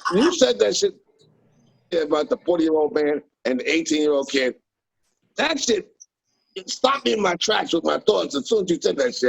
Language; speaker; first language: English; native; English